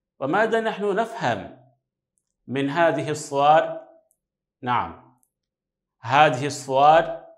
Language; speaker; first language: Arabic; non-native, fluent; Bangla